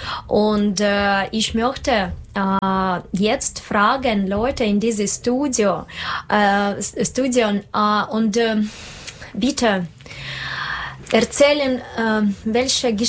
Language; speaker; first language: German; non-native, learner; Russian